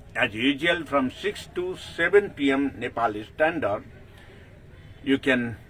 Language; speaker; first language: English; non-native, local second language; Nepali